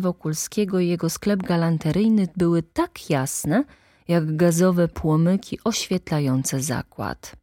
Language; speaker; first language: Polish; native; Polish